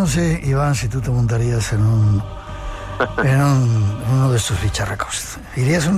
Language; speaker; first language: Spanish; native; Spanish